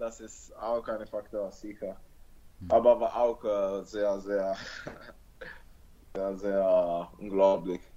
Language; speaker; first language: German; non-native, learner; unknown